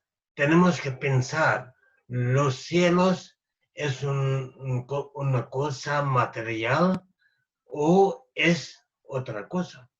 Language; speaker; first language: Spanish; non-native, fluent; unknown